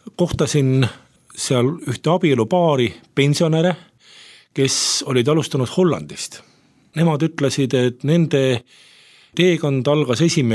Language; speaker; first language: Estonian; native; Estonian